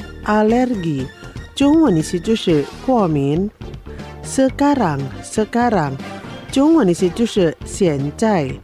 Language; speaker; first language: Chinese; non-native, fluent; Indonesian